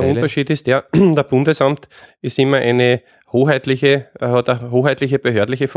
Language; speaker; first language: German; native; German